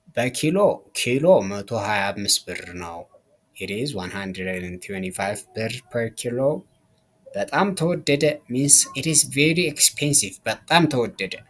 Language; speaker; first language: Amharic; native; Amharic